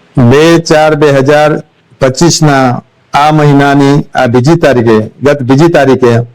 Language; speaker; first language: Gujarati; non-native, local second language; Kukna